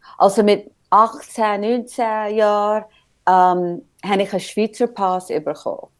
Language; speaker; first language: German; early bilingual, heritage; English